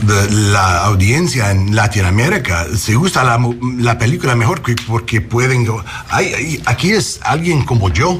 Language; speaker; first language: Spanish; non-native, learner; English